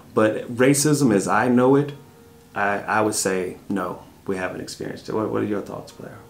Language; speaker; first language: English; native; English